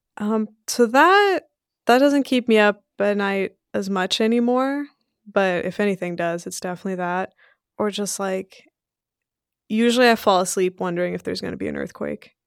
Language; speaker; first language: English; early bilingual, other home language; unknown